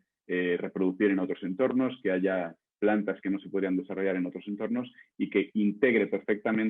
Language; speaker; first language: Spanish; native; Spanish